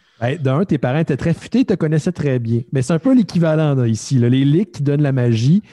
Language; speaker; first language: French; native; French